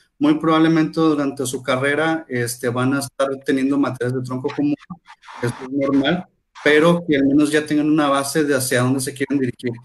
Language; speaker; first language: Spanish; native; Spanish